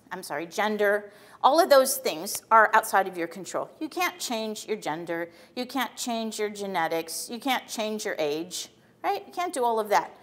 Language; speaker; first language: English; native; English